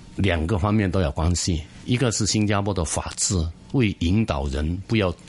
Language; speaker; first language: Chinese; non-native, fluent; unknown